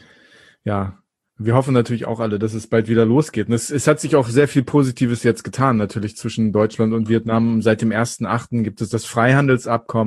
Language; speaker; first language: German; native; German